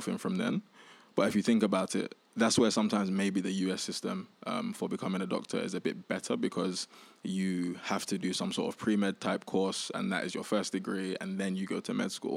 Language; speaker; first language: English; native; English